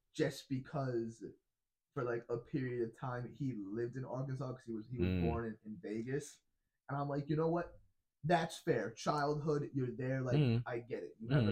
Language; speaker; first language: English; native; English